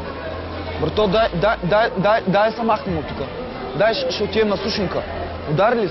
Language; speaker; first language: Bulgarian; native; Bulgarian